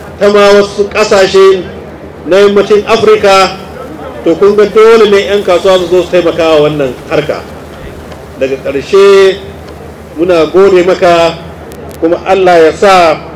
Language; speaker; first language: Hausa; native; Hausa